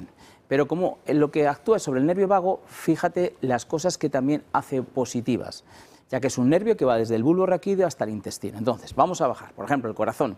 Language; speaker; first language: Spanish; native; Spanish